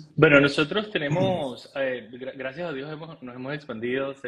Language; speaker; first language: Spanish; native; Spanish